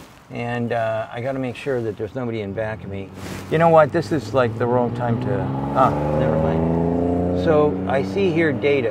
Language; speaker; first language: English; native; English